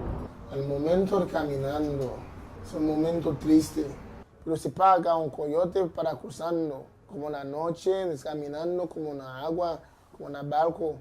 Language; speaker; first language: Spanish; non-native, learner; Haitian Creole